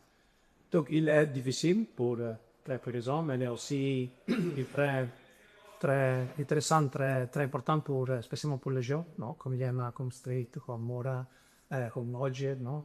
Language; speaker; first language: French; non-native, fluent; Italian